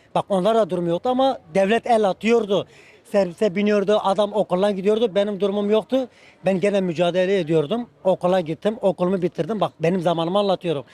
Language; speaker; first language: Turkish; native; Turkish